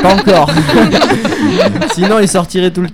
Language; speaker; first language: French; native; French